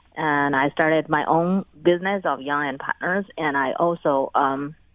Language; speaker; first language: English; non-native, fluent; Chinese